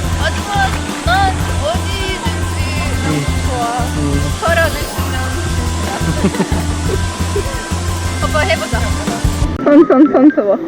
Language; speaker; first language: Korean; non-native, learner; Russian